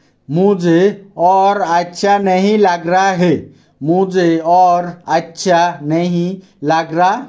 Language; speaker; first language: Hindi; non-native, fluent; Bangla